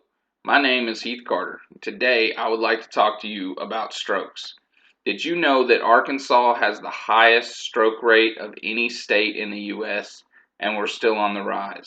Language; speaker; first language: English; native; English